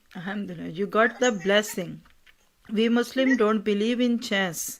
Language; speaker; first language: English; non-native, local second language; Urdu